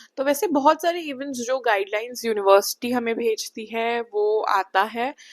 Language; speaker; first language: Hindi; non-native, local second language; Assamese